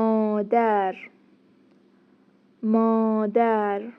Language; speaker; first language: Persian; non-native, fluent; Turkish